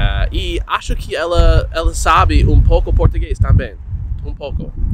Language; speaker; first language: Portuguese; non-native, learner; English